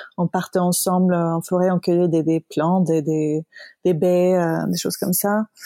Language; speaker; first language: French; non-native, fluent; Swedish